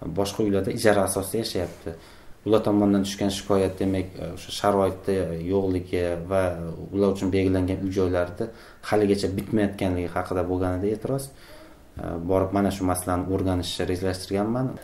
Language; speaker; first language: Uzbek; non-native, local second language; Kazakh